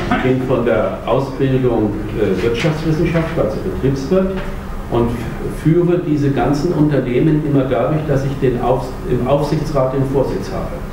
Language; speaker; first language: German; native; German